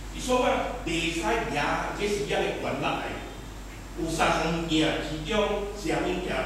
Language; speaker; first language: Chinese; native; Chinese